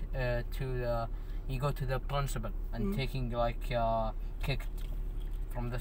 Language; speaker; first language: English; non-native, learner; Arabic